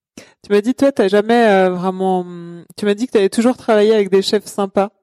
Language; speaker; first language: French; native; French